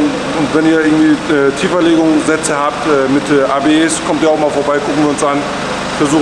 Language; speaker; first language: German; native; German